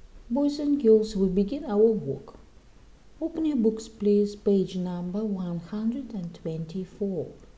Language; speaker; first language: English; non-native, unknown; Russian